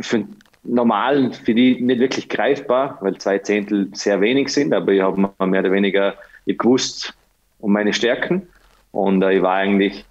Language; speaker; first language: German; native; German